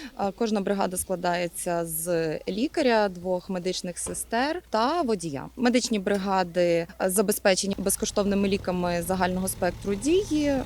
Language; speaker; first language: Ukrainian; native; Ukrainian